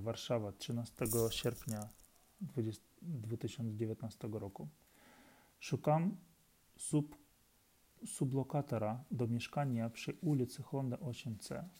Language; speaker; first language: Polish; non-native, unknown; Ukrainian